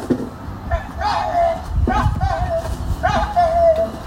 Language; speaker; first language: English; native; English